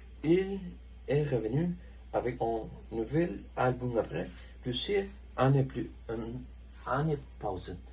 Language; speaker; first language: French; non-native, learner; Spanish